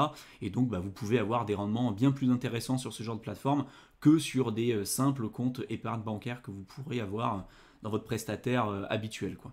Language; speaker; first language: French; native; French